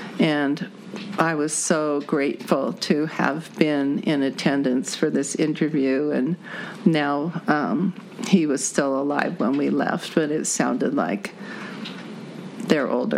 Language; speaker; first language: English; native; English